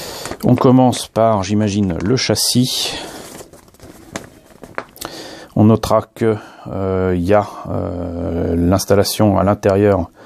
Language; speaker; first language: French; native; French